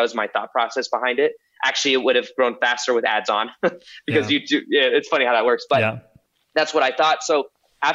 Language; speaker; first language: English; native; English